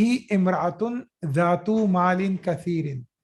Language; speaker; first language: Arabic; non-native, fluent; Urdu